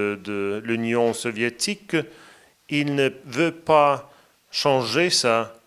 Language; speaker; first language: French; non-native, fluent; Latvian